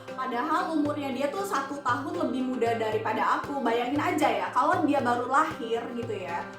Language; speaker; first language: Indonesian; non-native, local second language; Sundanese